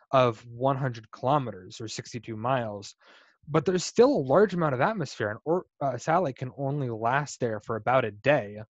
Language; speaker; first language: English; native; English